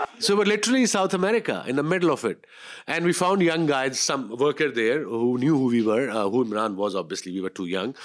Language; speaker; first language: English; non-native, local second language; Urdu